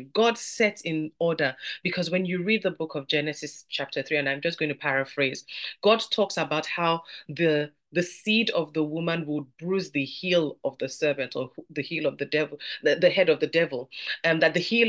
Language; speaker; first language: English; non-native, local second language; Yoruba